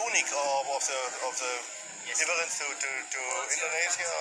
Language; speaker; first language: English; non-native, learner; German